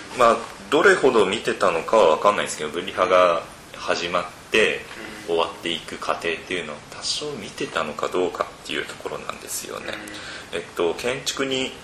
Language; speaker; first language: Japanese; native; Japanese